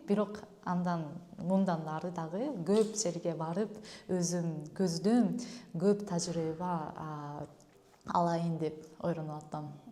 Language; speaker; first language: Kyrgyz; non-native, fluent; Japanese